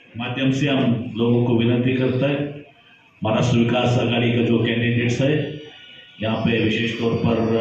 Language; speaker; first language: Hindi; non-native, local second language; Kannada